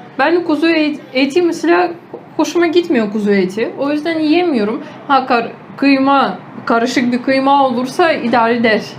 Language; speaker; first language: Turkish; non-native, fluent; Ukrainian